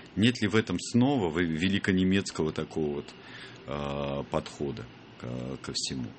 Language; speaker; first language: Russian; native; Russian